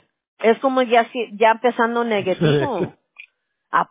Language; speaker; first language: Spanish; early bilingual, heritage; English